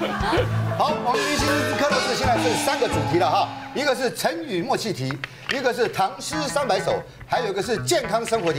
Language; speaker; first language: Chinese; native; Chinese